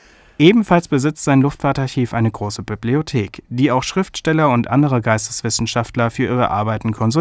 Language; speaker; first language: German; native; German